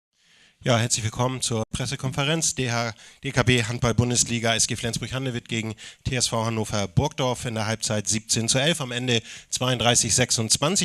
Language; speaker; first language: German; native; German